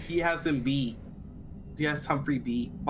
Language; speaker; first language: English; native; English